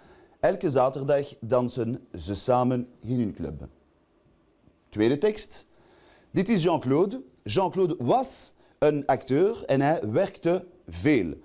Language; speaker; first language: Dutch; non-native, local second language; French